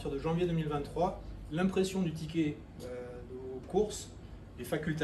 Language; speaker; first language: French; native; French